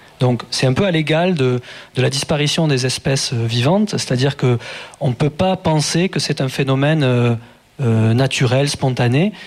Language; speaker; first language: French; native; French